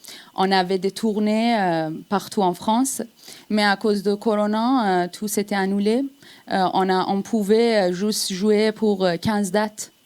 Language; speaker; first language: French; non-native, fluent; Persian